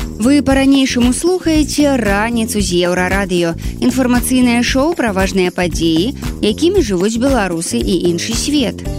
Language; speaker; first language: Belarusian; native; Belarusian